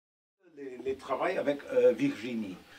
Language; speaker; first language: French; non-native, learner; Portuguese